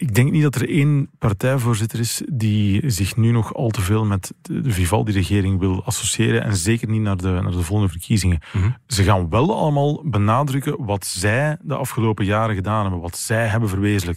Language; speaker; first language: Dutch; native; Dutch